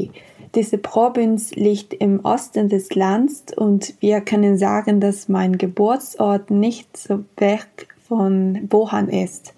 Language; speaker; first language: German; non-native, fluent; Spanish